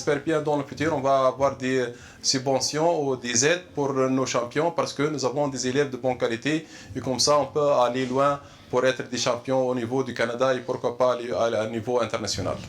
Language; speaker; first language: French; non-native, fluent; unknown